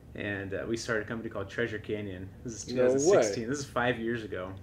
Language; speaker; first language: English; native; English